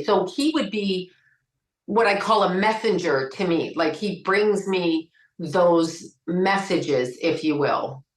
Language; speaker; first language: English; native; English